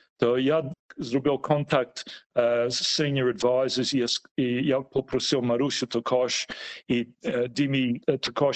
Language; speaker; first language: Ukrainian; early bilingual, heritage; Ukrainian